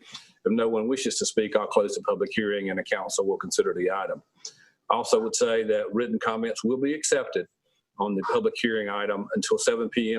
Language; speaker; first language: English; native; English